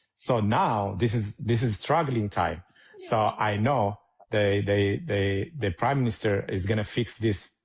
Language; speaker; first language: English; non-native, learner; Amharic